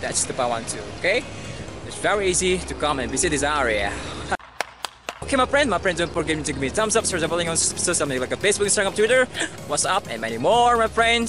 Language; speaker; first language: English; non-native, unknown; Indonesian